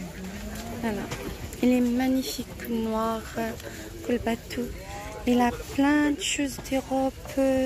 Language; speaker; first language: French; non-native, fluent; Arabic